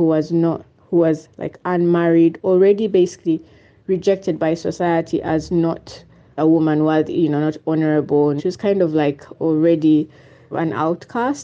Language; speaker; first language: English; non-native, local second language; Ganda